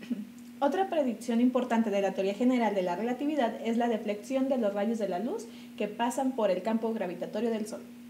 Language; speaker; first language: Spanish; native; Spanish